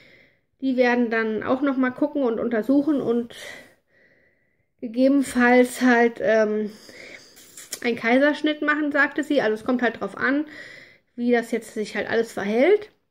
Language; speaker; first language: German; native; German